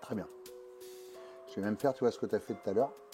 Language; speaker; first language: French; native; French